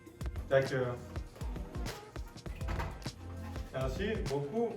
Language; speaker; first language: French; non-native, learner; English